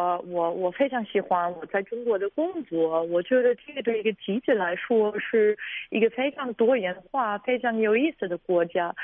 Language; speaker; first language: Chinese; non-native, fluent; German